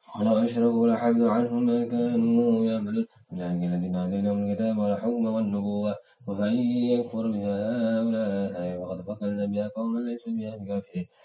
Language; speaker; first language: Arabic; non-native, learner; Indonesian